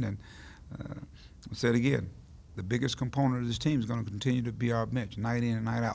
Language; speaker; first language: English; native; English